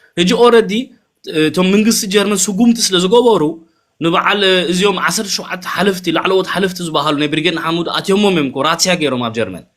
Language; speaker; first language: Tigrinya; early bilingual, heritage; Tigrinya